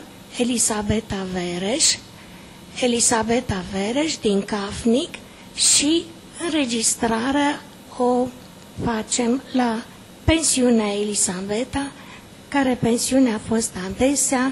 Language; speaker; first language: Romanian; native; Romanian